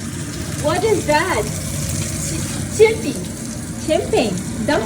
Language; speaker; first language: English; non-native, local second language; Urdu